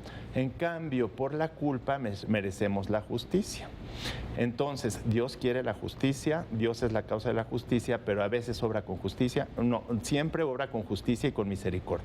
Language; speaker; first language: Spanish; native; Spanish